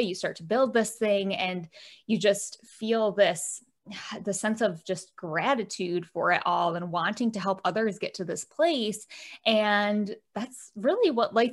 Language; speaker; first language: English; native; English